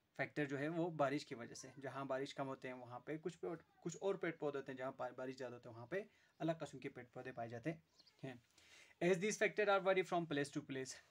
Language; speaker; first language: Hindi; non-native, local second language; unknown